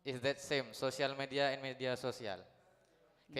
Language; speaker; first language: English; non-native, learner; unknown